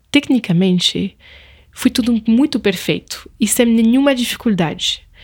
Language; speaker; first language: Portuguese; non-native, fluent; French